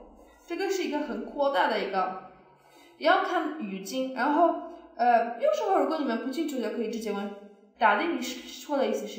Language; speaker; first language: Chinese; non-native, fluent; Polish